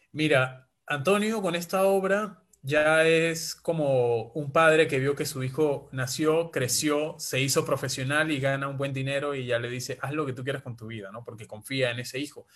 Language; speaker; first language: Spanish; native; Spanish